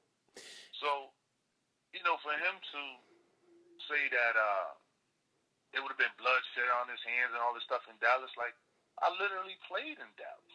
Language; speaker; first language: English; native; English